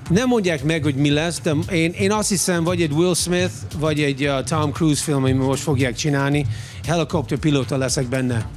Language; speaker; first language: Hungarian; early bilingual, heritage; English